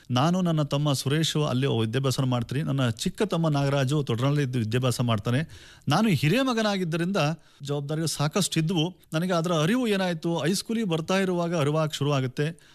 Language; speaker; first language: Kannada; native; Kannada